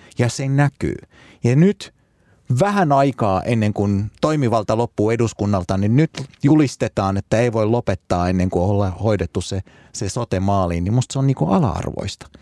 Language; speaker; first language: Finnish; early bilingual, other home language; Arabic